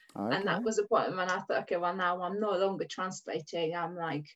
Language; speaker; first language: English; non-native, fluent; Hungarian